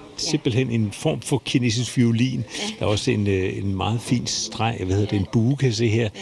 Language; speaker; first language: Danish; native; Danish